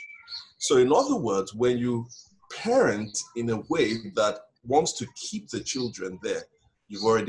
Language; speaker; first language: English; non-native, local second language; Yoruba